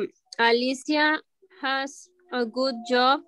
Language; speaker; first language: English; non-native, learner; Spanish